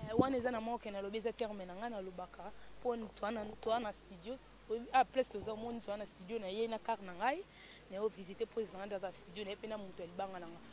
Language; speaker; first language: Lingala; native; Lingala